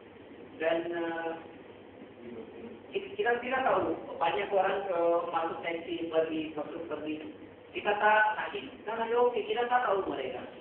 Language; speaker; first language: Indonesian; non-native, learner; Hindi